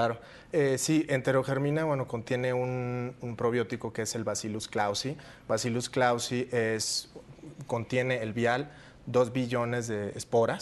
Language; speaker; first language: Spanish; native; Spanish